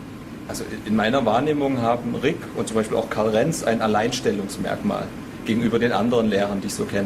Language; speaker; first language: German; native; German